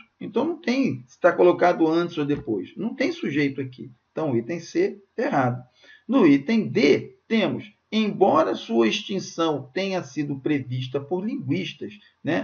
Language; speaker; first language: Portuguese; native; Portuguese